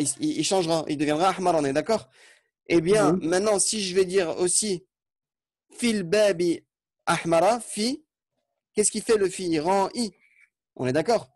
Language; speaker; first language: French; native; French